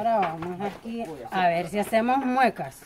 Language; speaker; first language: Spanish; native; Spanish